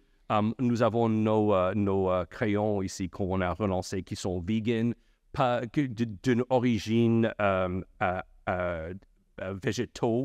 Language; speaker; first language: French; non-native, local second language; English